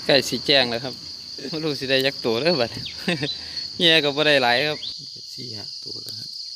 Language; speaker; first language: Thai; native; Thai